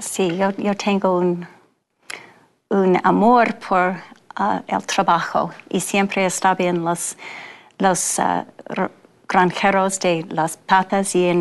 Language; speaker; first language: Spanish; non-native, learner; English